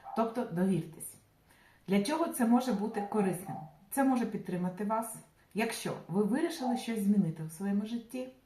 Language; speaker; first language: Ukrainian; non-native, local second language; Russian